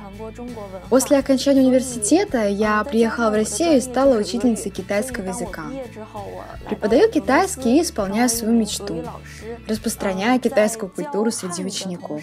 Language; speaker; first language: Russian; non-native, fluent; Chinese